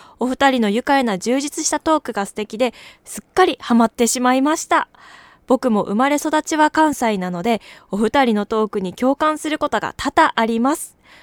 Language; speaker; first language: Japanese; native; Japanese